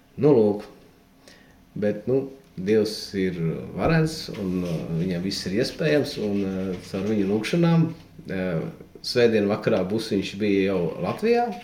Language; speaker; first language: Latvian; native; Latvian